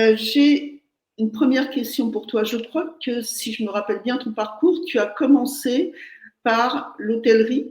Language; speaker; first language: French; native; French